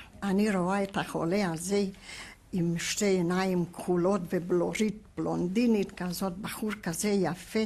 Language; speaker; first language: Hebrew; non-native, fluent; Hungarian